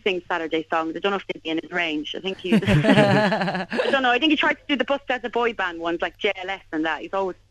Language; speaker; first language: English; native; English